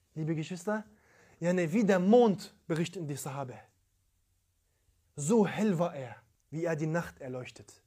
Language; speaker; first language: German; early bilingual, other home language; Turkish